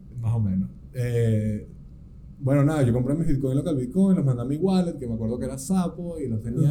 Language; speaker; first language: Spanish; native; Spanish